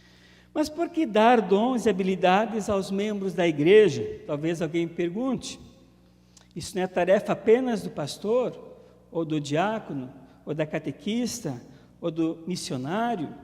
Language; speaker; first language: Portuguese; native; Portuguese